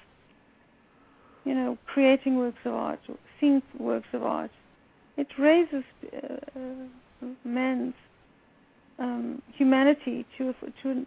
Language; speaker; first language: English; native; English